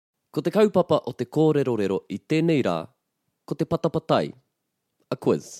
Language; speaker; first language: Māori; non-native, local second language; English